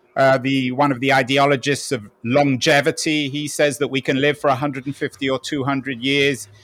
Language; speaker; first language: English; native; English